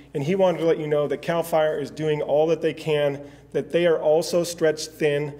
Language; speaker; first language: English; native; English